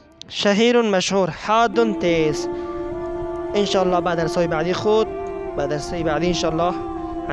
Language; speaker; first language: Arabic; non-native, fluent; Persian